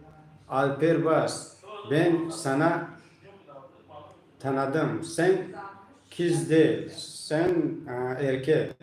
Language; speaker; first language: Turkish; non-native, learner; Tajik